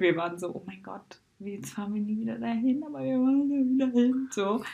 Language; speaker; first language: German; native; German